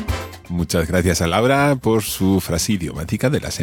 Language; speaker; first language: Spanish; non-native, fluent; English